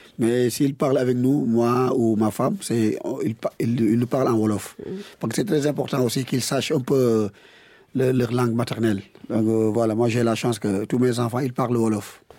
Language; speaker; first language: French; non-native, local second language; Wolof